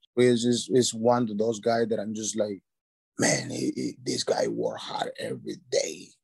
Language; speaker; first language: English; non-native, learner; Spanish